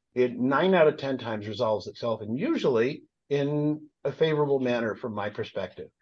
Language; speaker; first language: English; native; English